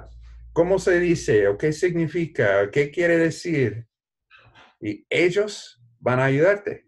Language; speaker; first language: Spanish; non-native, learner; English